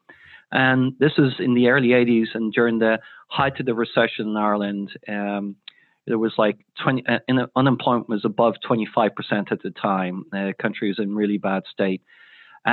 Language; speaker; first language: English; native; English